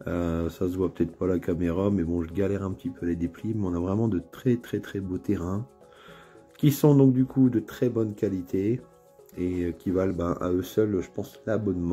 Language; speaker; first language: French; native; French